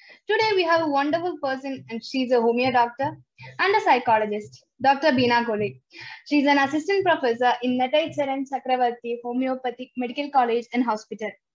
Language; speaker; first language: English; non-native, local second language; Malayalam